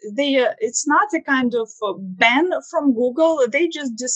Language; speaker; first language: English; non-native, learner; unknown